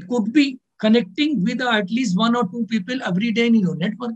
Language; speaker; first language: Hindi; native; Hindi